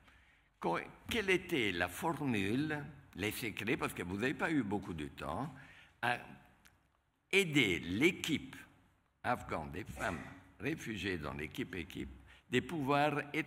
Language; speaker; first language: French; non-native, fluent; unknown